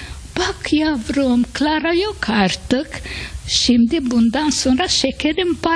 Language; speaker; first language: Turkish; early bilingual, other home language; Hungarian